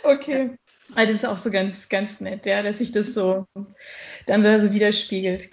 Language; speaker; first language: German; native; German